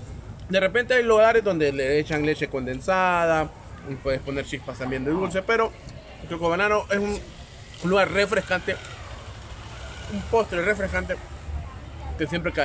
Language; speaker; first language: Spanish; native; Spanish